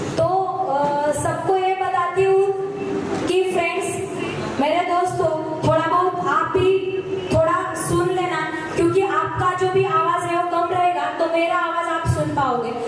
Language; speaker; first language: Hindi; non-native, local second language; Marathi